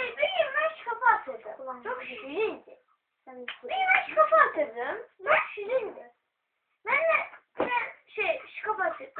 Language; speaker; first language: Turkish; non-native, learner; Azerbaijani